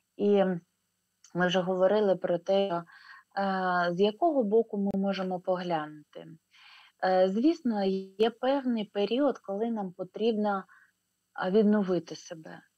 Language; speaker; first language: Ukrainian; non-native, local second language; Russian